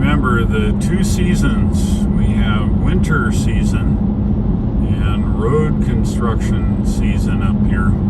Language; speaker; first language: English; native; English